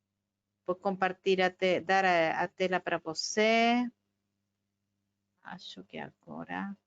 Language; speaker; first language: Portuguese; non-native, fluent; Spanish